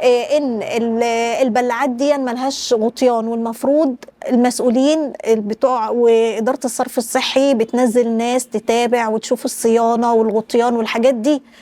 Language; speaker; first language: Arabic; native; Arabic